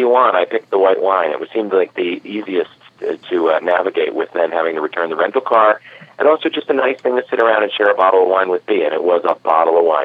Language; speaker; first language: English; native; English